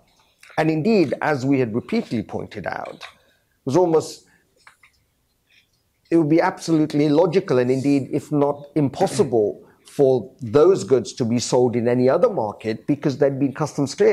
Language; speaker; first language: English; native; English